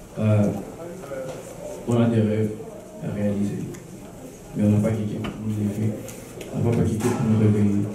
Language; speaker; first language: French; early bilingual, other home language; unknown